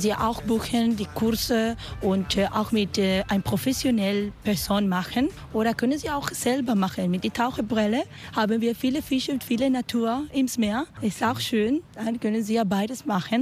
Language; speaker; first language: German; non-native, learner; Spanish